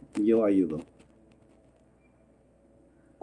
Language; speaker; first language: Spanish; non-native, fluent; Dutch